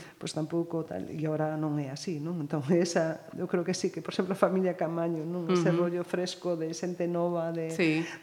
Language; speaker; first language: Galician; native; Galician